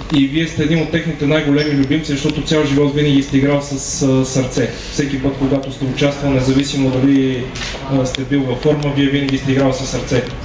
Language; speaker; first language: Bulgarian; native; Bulgarian